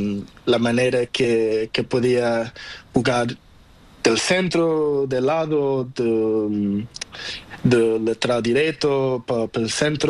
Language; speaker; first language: Spanish; non-native, learner; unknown